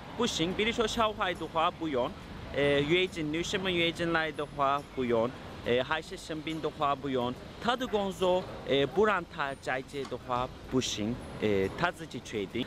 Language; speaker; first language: Chinese; non-native, fluent; Turkish